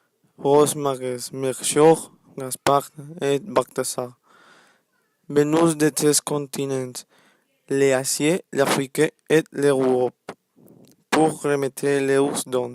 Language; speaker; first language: French; non-native, learner; Spanish